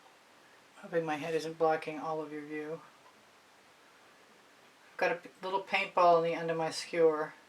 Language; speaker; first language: English; native; English